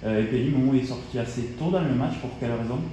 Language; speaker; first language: French; native; French